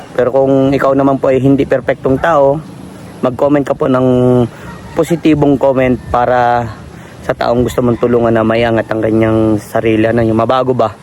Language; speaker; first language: Filipino; non-native, local second language; Bikol